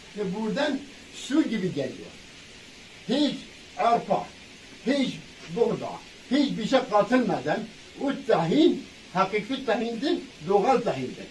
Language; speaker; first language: Turkish; non-native, local second language; Kurdish